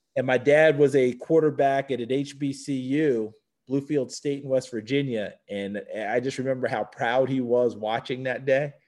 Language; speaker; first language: English; native; English